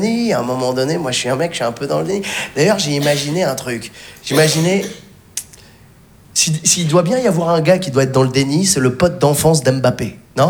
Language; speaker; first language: French; native; French